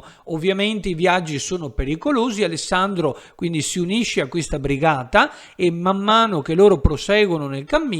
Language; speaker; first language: Italian; native; Italian